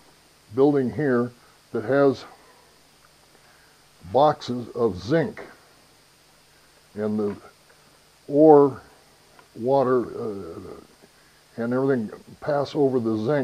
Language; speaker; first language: English; native; English